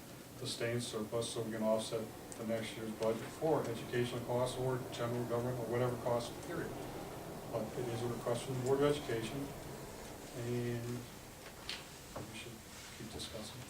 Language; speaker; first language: English; native; English